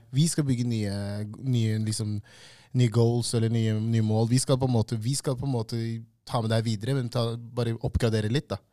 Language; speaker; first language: Norwegian; early bilingual, other home language; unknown